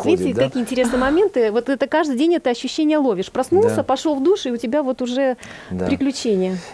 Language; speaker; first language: Russian; native; Russian